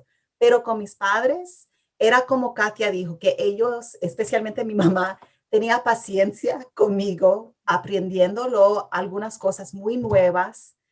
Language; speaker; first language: Spanish; early bilingual, heritage; English